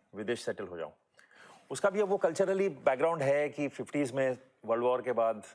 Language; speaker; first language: Hindi; native; Hindi